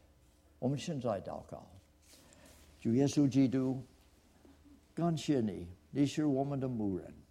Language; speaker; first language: Chinese; non-native, fluent; English